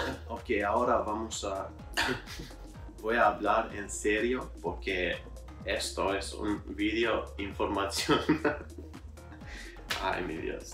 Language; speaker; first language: Spanish; non-native, learner; Albanian